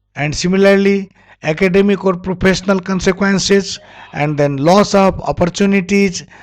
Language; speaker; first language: English; non-native, local second language; Nepali